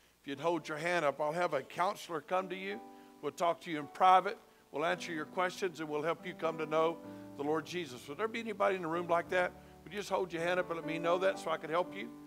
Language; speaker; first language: English; native; English